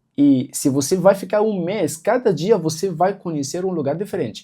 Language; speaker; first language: Portuguese; non-native, local second language; Arabic